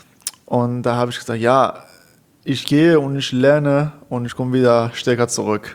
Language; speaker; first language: German; non-native, learner; Persian